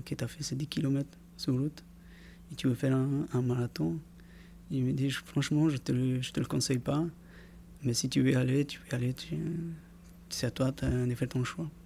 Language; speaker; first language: French; non-native, fluent; Spanish